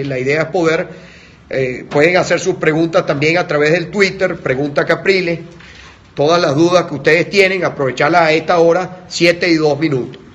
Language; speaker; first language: Spanish; native; Spanish